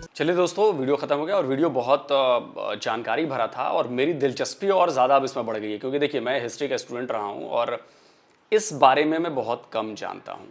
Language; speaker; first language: Hindi; native; Hindi